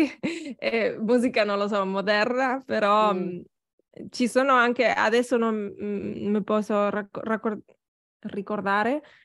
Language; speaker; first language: Italian; non-native, learner; Catalan